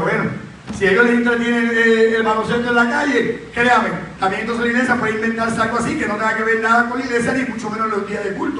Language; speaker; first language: Spanish; native; Spanish